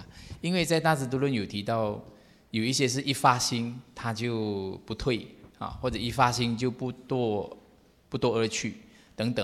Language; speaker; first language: Chinese; native; Chinese